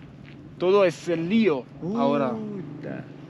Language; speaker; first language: Spanish; non-native, learner; French